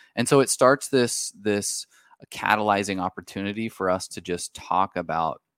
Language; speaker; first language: English; native; English